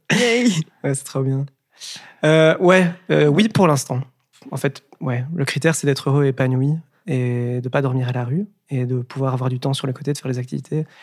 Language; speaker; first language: French; native; French